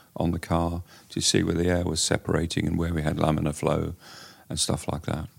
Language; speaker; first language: English; native; English